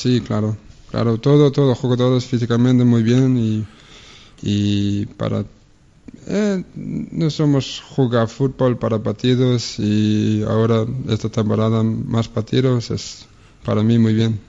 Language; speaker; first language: Spanish; non-native, learner; Danish